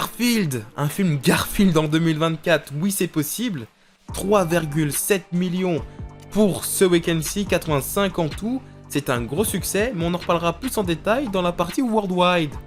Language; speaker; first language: French; native; French